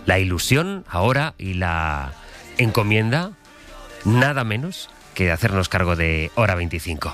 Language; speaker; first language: Spanish; native; Spanish